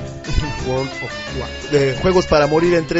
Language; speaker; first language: Spanish; native; Spanish